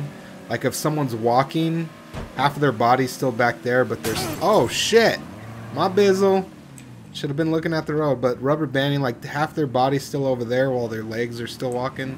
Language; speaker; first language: English; native; English